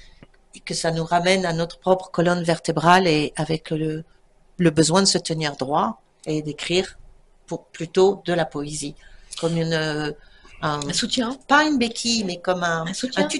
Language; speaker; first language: French; native; French